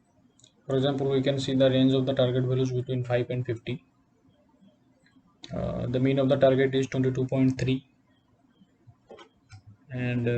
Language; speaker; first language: English; non-native, local second language; Odia